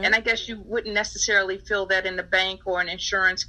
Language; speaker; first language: English; native; English